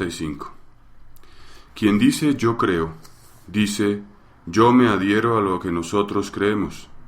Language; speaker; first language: Spanish; native; Spanish